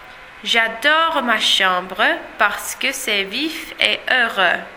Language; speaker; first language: French; non-native, learner; English